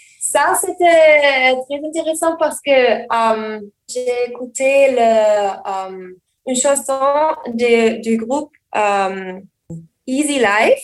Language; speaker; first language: French; non-native, learner; German